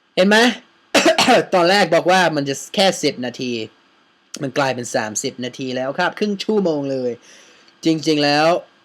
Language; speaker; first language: Thai; non-native, fluent; English